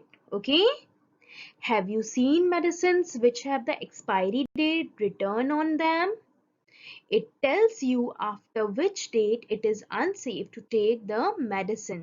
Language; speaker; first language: English; non-native, local second language; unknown